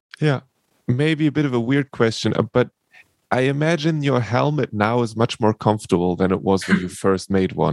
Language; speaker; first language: English; non-native, fluent; German